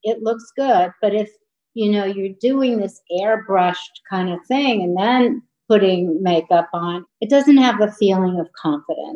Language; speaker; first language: English; native; English